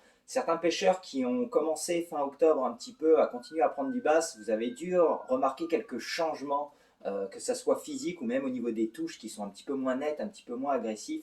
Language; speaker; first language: French; native; French